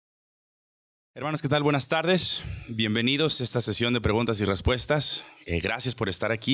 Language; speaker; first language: Spanish; native; Spanish